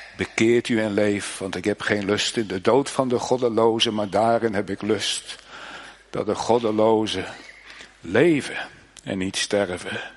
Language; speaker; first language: Dutch; native; Dutch